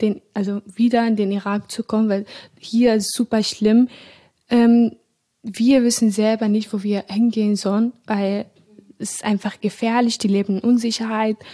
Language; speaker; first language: German; non-native, fluent; Arabic